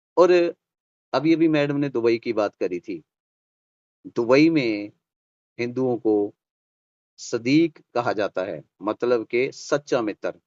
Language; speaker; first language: Hindi; native; Hindi